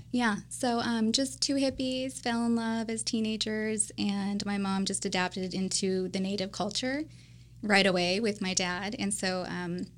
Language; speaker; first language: English; native; English